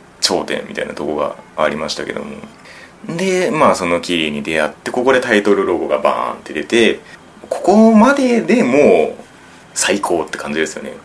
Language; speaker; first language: Japanese; native; Japanese